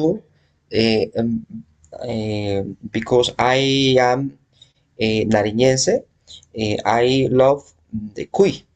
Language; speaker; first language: English; non-native, learner; Spanish